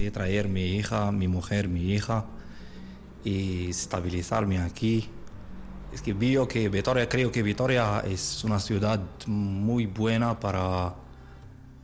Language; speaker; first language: Spanish; non-native, learner; Arabic